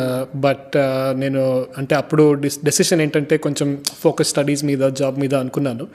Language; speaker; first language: Telugu; early bilingual, heritage; Telugu